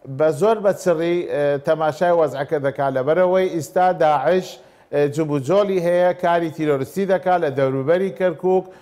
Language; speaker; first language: Central Kurdish; non-native, local second language; Turkish